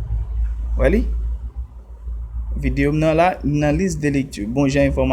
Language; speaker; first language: French; non-native, learner; Haitian Creole